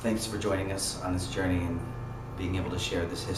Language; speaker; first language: English; native; English